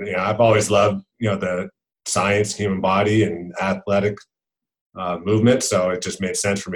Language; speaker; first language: English; native; English